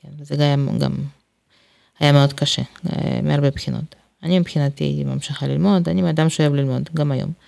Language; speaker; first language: Hebrew; non-native, fluent; Russian